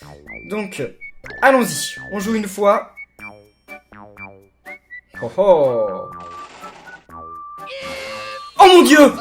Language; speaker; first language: French; native; French